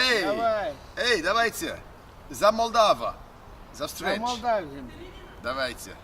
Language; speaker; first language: Russian; non-native, learner; English